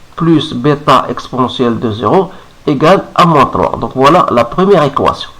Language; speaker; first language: French; non-native, local second language; Arabic